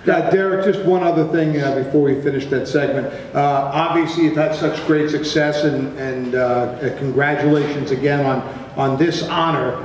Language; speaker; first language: English; native; English